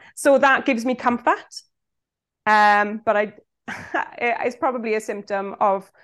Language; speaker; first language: English; native; English